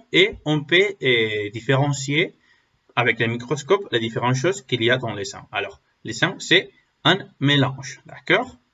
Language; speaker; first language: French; non-native, learner; Spanish